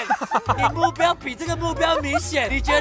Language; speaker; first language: Chinese; native; Chinese